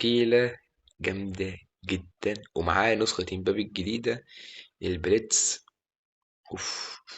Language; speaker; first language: Arabic; native; Arabic